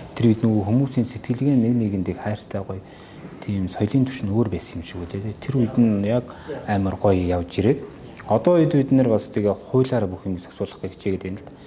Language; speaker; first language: Mongolian; non-native, local second language; Kazakh